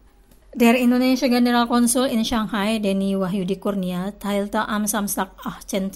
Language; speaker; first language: German; non-native, fluent; Indonesian